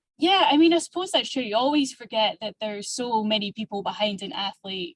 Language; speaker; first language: English; native; English